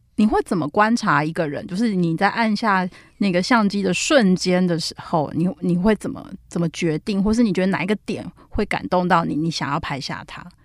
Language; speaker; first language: Chinese; native; Chinese